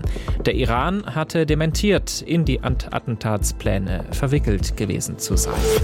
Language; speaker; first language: German; native; German